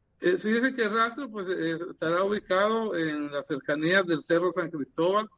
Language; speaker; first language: Spanish; native; Spanish